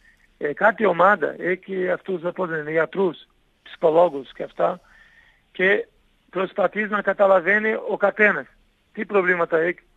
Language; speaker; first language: Greek; non-native, learner; Portuguese